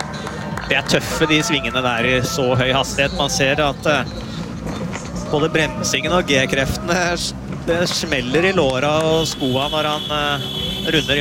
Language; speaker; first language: Norwegian; native; Norwegian